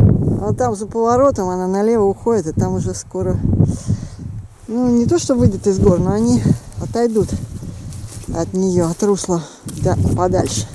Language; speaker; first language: Russian; native; Russian